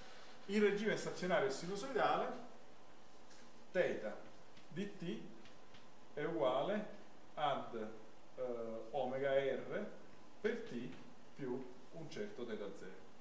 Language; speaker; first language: Italian; native; Italian